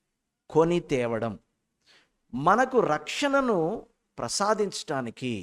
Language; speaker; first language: Telugu; native; Telugu